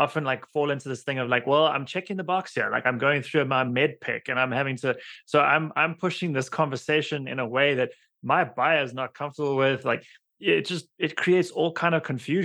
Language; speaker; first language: English; native; English